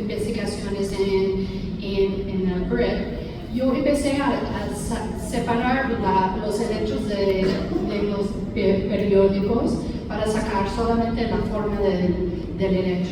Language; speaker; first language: Spanish; non-native, fluent; English